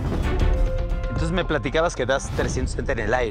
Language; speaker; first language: Spanish; native; Spanish